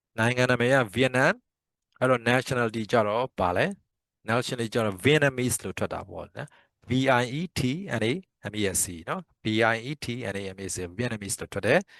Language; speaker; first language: Burmese; native; Burmese